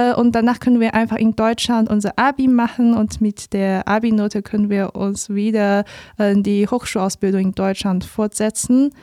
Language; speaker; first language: German; non-native, fluent; Chinese